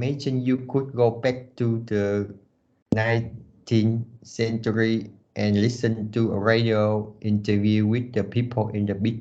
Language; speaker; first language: English; non-native, learner; Vietnamese